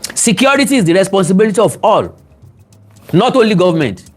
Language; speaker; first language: English; non-native, local second language; Yoruba